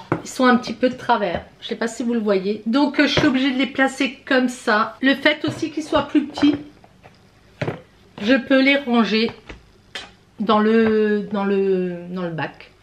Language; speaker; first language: French; native; French